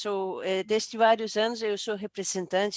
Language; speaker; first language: Portuguese; non-native, fluent; Danish